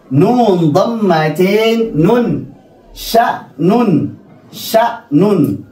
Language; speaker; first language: Arabic; non-native, fluent; Oromo